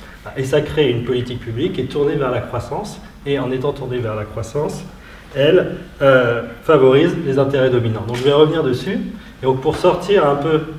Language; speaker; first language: French; native; French